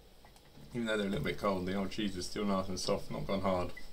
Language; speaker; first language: English; native; English